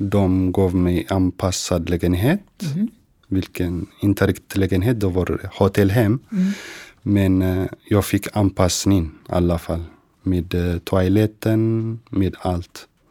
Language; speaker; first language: Swedish; non-native, fluent; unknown